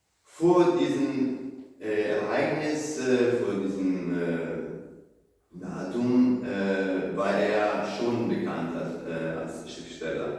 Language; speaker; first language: German; non-native, fluent; Italian